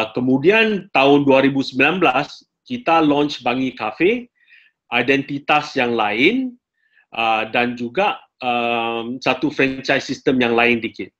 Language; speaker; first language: Malay; non-native, local second language; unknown